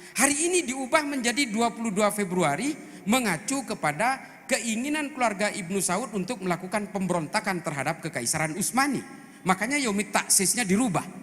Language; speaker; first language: Indonesian; non-native, local second language; Madurese